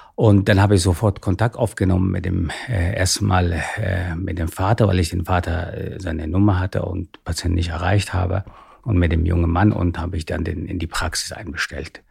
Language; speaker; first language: German; non-native, fluent; Persian